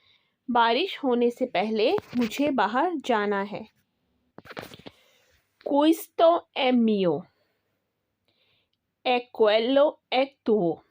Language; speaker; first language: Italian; non-native, learner; Urdu